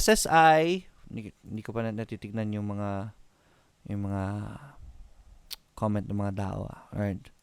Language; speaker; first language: Filipino; native; Filipino